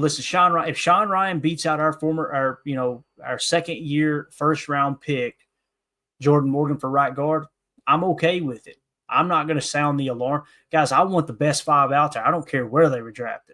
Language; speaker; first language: English; native; English